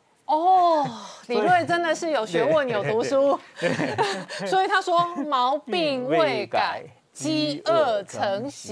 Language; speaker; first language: Chinese; native; Chinese